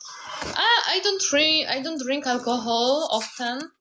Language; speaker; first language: English; non-native, learner; Polish